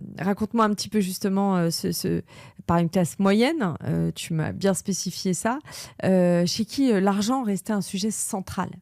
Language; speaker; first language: French; native; French